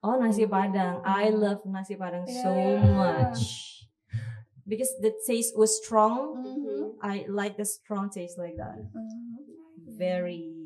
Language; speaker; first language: English; non-native, fluent; Indonesian